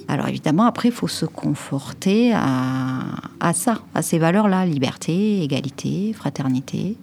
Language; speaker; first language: French; native; French